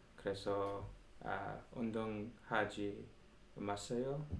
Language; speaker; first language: Korean; non-native, learner; English